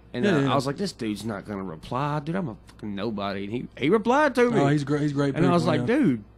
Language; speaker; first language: English; native; English